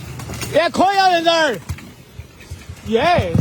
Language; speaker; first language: Chinese; native; Chinese